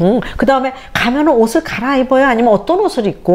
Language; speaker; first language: Korean; native; Korean